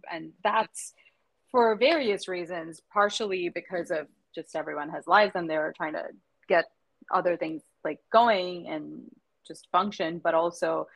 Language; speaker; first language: English; non-native, local second language; Hindi